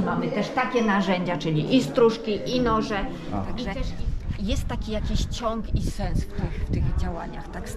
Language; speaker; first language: Polish; native; Polish